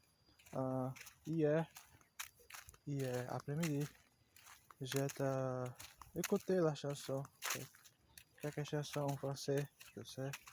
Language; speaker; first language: French; non-native, learner; Portuguese